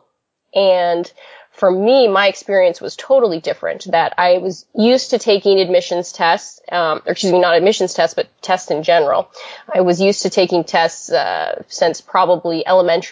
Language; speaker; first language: English; native; English